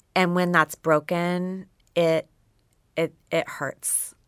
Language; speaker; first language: English; native; English